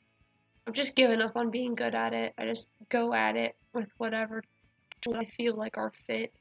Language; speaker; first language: English; native; English